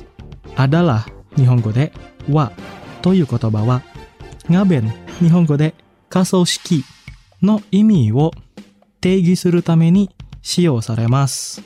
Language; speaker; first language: Japanese; non-native, fluent; Indonesian